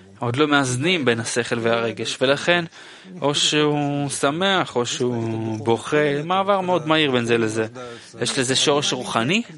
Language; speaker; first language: Hebrew; non-native, fluent; Russian